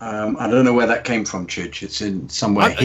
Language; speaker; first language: English; native; English